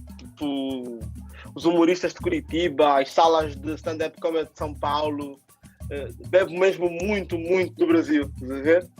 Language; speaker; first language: Portuguese; native; Portuguese